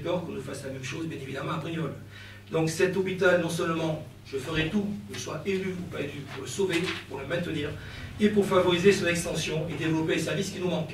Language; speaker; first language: French; native; French